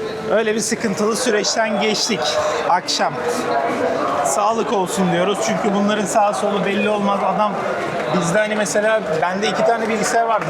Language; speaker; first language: Turkish; native; Turkish